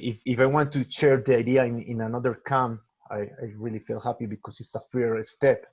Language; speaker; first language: English; non-native, learner; Spanish